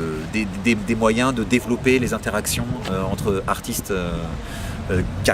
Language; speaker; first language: French; native; French